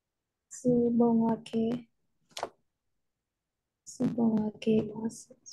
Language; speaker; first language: Japanese; non-native, learner; Vietnamese